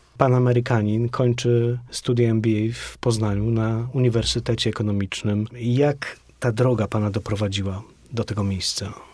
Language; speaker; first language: Polish; native; Polish